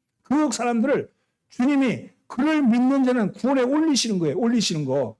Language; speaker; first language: Korean; native; Korean